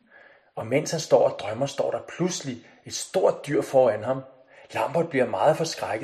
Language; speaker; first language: Danish; native; Danish